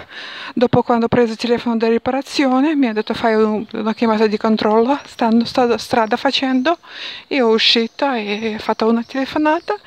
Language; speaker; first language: Italian; non-native, learner; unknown